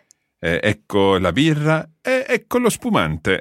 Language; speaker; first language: Italian; non-native, fluent; English